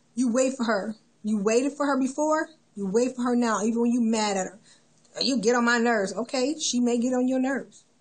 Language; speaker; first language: English; native; English